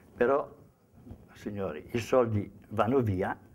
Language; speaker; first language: Italian; native; Italian